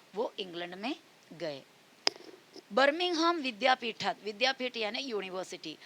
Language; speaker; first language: Hindi; non-native, local second language; Marathi